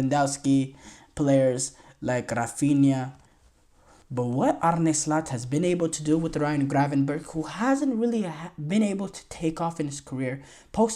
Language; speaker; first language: English; native; English